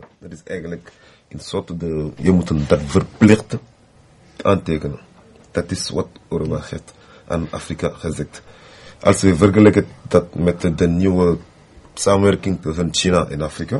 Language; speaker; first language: Dutch; non-native, learner; French